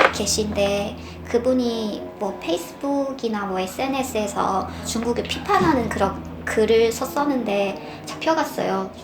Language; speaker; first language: Korean; non-native, fluent; Chinese